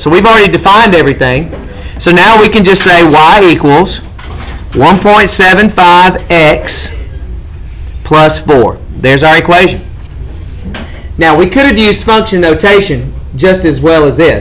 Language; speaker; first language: English; native; English